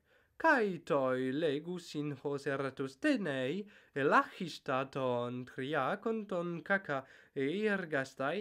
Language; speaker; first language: Greek; non-native, fluent; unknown